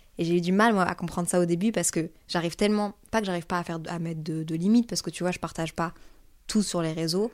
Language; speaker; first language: French; native; French